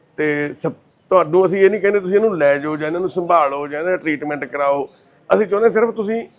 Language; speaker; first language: Punjabi; native; Punjabi